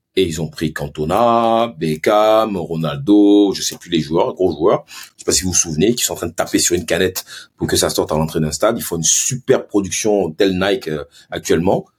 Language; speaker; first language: French; early bilingual, other home language; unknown